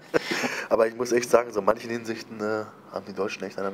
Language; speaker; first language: German; native; German